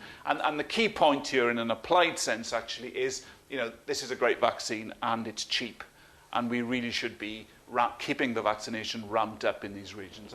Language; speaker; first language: English; native; English